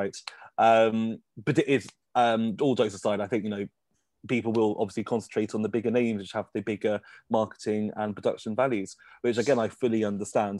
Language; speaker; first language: English; native; English